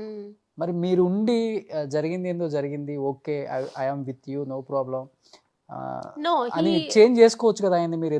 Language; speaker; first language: Telugu; native; Telugu